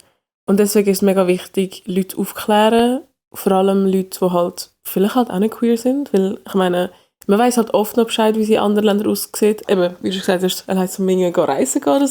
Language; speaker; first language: German; early bilingual, other home language; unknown